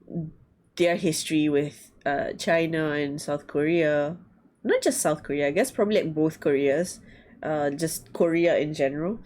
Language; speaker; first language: English; non-native, learner; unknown